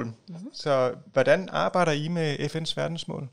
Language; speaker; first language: Danish; native; Danish